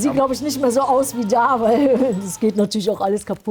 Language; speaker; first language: German; native; German